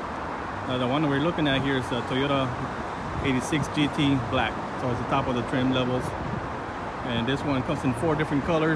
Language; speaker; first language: English; native; English